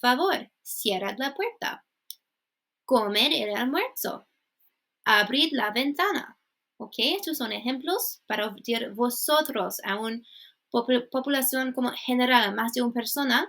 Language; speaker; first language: Spanish; non-native, fluent; English